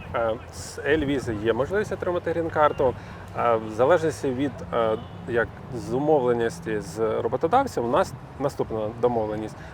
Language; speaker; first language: Ukrainian; non-native, local second language; Russian